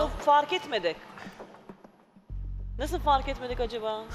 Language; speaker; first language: Turkish; non-native, fluent; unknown